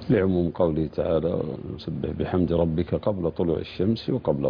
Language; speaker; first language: Arabic; native; Arabic